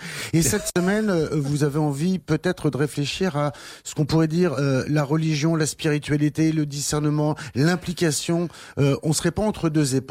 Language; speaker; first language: French; native; French